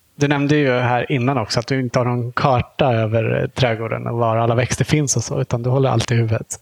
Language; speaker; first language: Swedish; native; Swedish